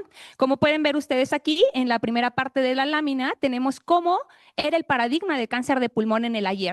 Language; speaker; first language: Spanish; native; Spanish